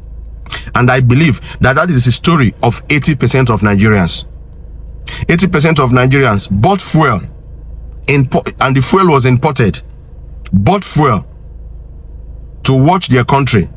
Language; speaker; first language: English; non-native, local second language; Igbo